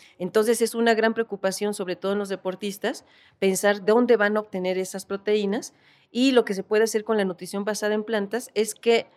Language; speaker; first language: Spanish; native; Spanish